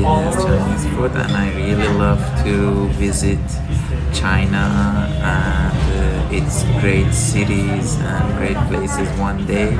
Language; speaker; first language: English; non-native, learner; Persian